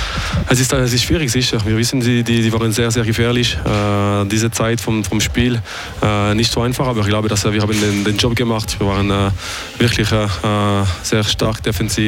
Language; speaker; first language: German; non-native, local second language; French